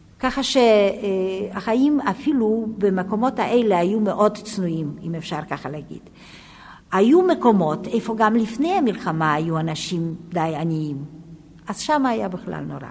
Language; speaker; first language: Hebrew; non-native, fluent; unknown